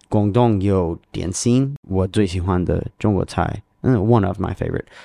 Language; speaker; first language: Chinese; non-native, learner; English